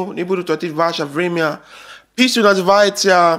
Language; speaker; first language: Russian; non-native, learner; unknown